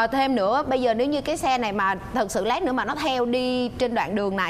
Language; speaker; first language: Vietnamese; native; Vietnamese